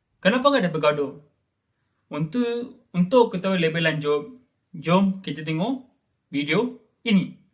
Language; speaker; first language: Malay; non-native, local second language; Tamil